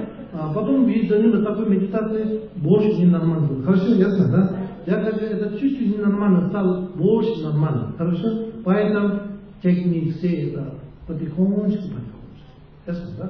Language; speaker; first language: Russian; non-native, learner; Tibetan